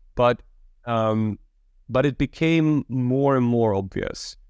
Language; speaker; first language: English; early bilingual, other home language; Polish